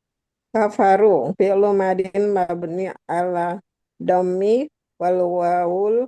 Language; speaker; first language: Arabic; non-native, learner; Indonesian